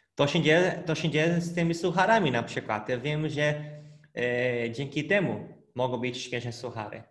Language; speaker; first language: Polish; non-native, fluent; Portuguese